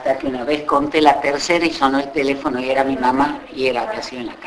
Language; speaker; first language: Spanish; native; Spanish